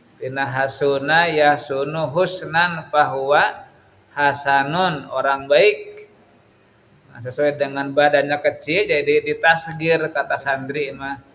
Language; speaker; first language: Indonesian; non-native, local second language; Sundanese